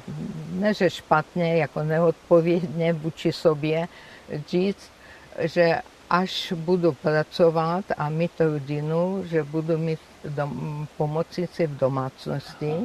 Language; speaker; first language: Czech; non-native, fluent; Georgian